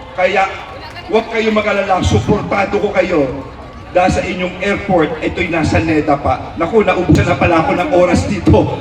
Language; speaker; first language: Filipino; native; Filipino